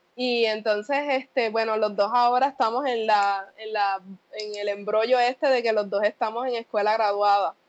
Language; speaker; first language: Spanish; native; Spanish